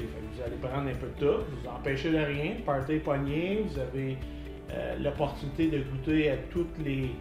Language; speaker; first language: French; native; French